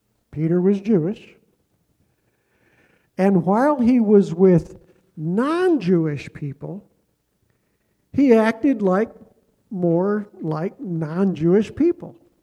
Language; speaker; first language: English; native; English